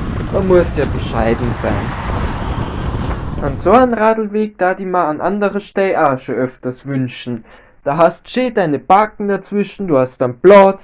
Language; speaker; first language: German; native; German